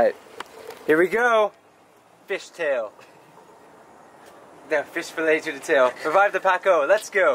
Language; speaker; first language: English; non-native, fluent; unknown